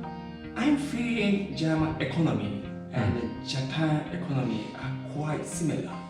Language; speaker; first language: English; non-native, learner; Japanese